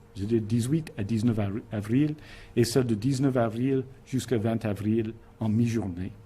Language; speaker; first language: French; non-native, local second language; English